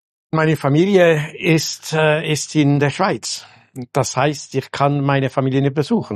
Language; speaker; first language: German; non-native, local second language; French